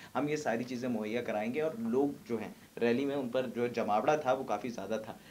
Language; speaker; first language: Hindi; native; Hindi